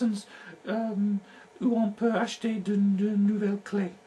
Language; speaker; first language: French; non-native, learner; English